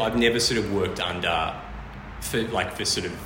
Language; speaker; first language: English; native; English